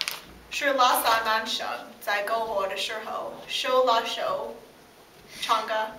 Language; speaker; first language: Chinese; non-native, learner; English